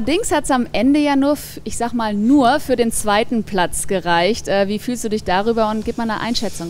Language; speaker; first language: German; native; German